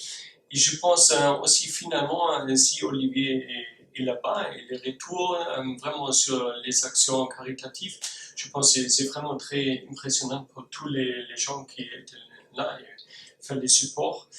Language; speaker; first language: French; non-native, learner; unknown